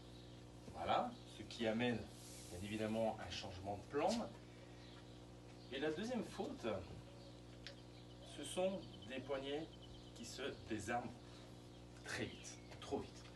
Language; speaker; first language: French; native; French